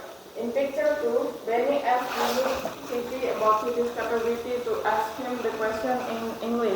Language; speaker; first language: English; non-native, learner; Indonesian